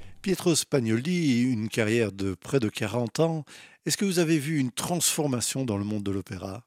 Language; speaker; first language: French; native; French